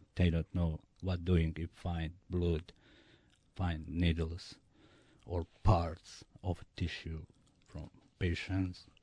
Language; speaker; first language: English; non-native, learner; Bosnian